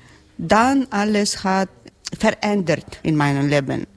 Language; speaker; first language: German; non-native, learner; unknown